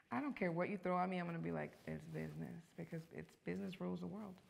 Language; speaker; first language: English; early bilingual, other home language; Spanish